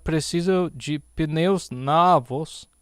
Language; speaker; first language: Portuguese; non-native, learner; English